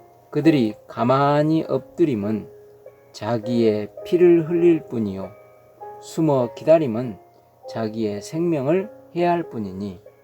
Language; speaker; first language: Korean; native; Korean